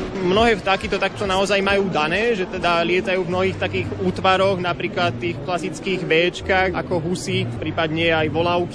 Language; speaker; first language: Slovak; native; Slovak